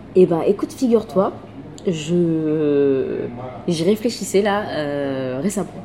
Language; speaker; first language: French; native; French